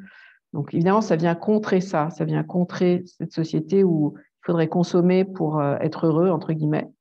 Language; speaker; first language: French; native; French